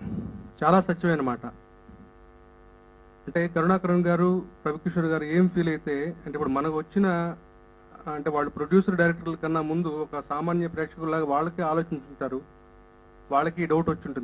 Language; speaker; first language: Telugu; native; Telugu